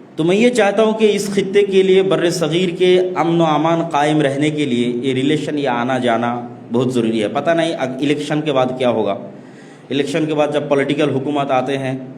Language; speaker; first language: Urdu; non-native, fluent; Bangla